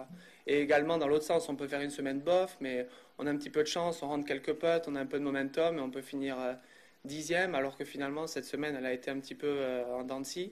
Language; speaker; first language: French; native; French